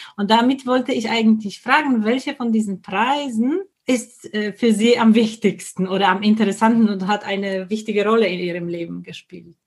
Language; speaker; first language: German; non-native, fluent; Polish